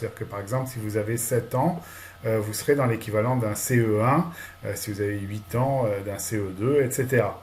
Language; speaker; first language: French; native; French